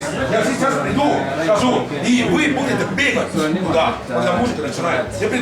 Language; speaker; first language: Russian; non-native, local second language; Estonian